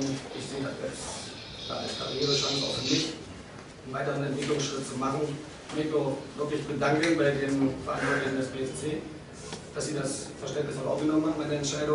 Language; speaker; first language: German; native; German